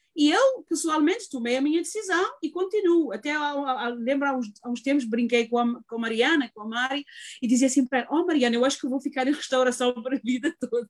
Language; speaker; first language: Portuguese; native; Portuguese